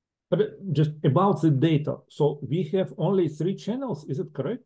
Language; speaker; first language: English; non-native, fluent; Russian